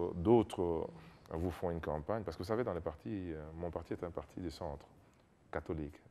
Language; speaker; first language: French; non-native, local second language; Lingala